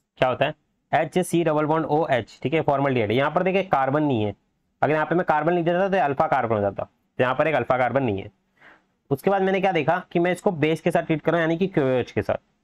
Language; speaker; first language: Hindi; native; Hindi